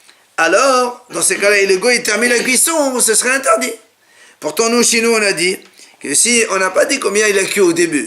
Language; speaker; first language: French; native; French